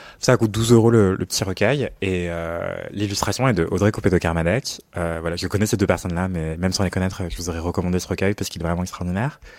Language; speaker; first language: French; native; French